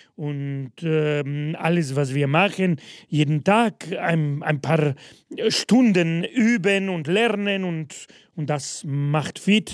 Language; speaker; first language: German; non-native, fluent; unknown